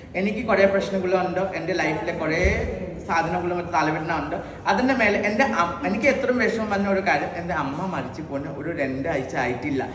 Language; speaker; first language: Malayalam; non-native, learner; Assamese